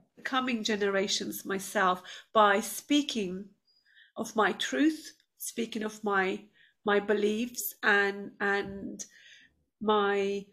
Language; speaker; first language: English; non-native, fluent; Turkish